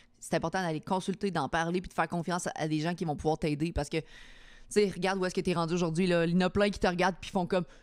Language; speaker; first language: French; native; French